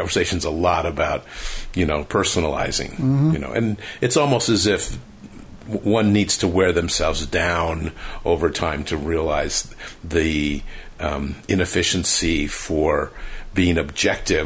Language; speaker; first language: English; native; English